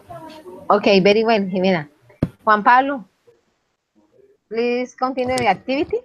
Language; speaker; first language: English; non-native, learner; Spanish